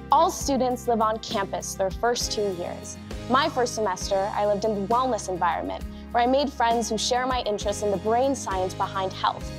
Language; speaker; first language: English; native; English